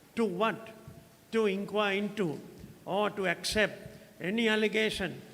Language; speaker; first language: English; non-native, local second language; Sinhala